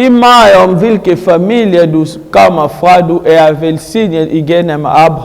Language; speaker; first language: Danish; non-native, learner; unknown